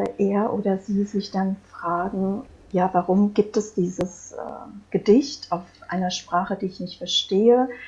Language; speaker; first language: German; early bilingual, other home language; Croatian